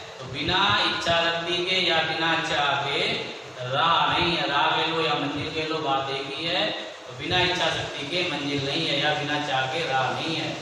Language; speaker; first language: Hindi; native; Hindi